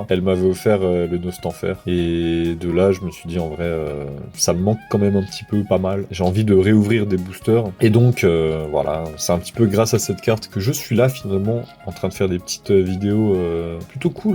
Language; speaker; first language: French; native; French